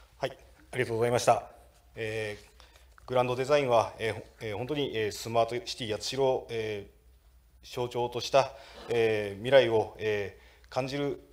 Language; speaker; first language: Japanese; native; Japanese